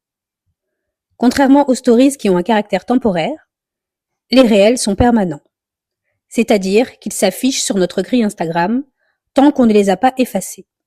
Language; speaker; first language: French; native; French